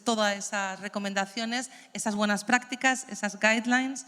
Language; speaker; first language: Spanish; native; Spanish